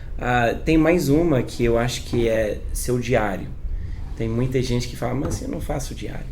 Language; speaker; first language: Portuguese; non-native, fluent; English